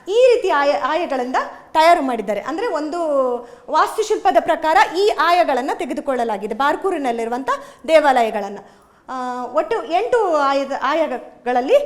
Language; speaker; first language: Kannada; native; Kannada